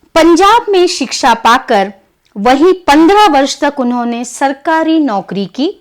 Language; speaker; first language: Hindi; non-native, local second language; Kannada